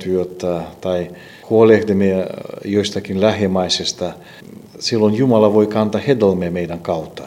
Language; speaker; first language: Finnish; non-native, fluent; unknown